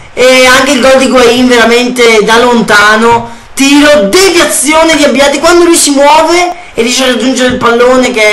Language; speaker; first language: Italian; native; Italian